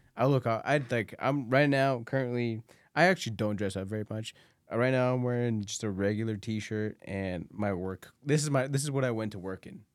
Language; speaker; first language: English; early bilingual, other home language; Spanish